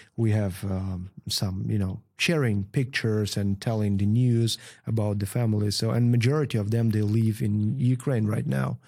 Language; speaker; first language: English; non-native, fluent; Ukrainian